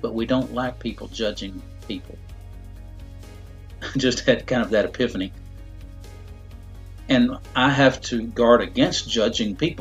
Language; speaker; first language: English; native; English